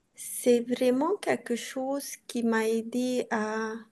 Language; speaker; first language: French; non-native, fluent; Romanian